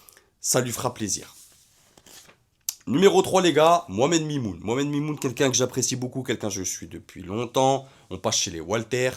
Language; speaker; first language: French; native; French